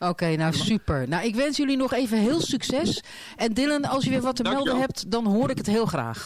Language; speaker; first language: Dutch; native; Dutch